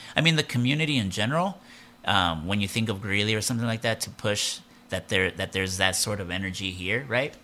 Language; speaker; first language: English; early bilingual, other home language; Spanish